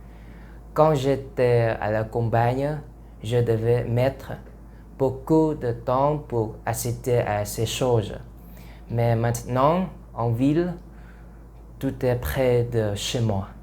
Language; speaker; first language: French; non-native, learner; Vietnamese